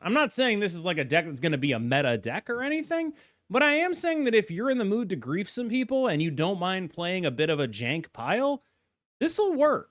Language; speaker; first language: English; native; English